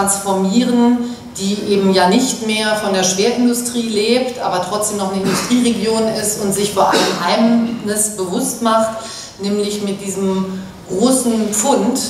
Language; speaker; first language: German; native; German